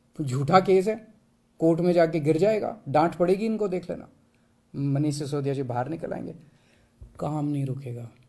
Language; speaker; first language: Hindi; native; Hindi